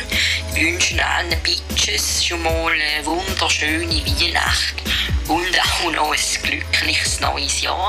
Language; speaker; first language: German; native; German